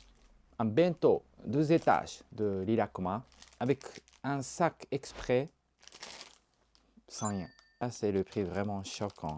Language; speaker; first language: French; non-native, learner; Japanese